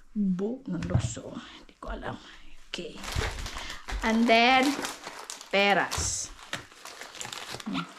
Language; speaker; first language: Filipino; native; Filipino